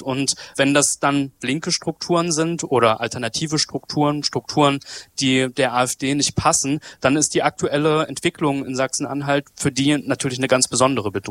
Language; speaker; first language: German; native; German